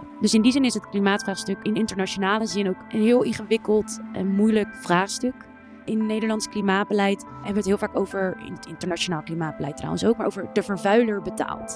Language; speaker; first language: Dutch; native; Dutch